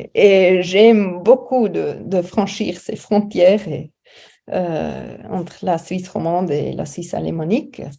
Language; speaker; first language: French; non-native, fluent; German